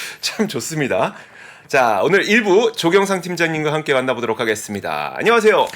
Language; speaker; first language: Korean; native; Korean